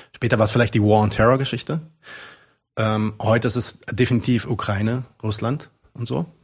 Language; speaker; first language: German; early bilingual, other home language; Arabic